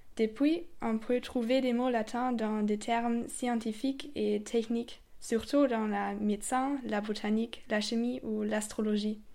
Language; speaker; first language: French; non-native, fluent; German